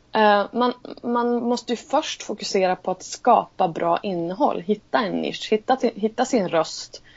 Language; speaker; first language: Swedish; native; Swedish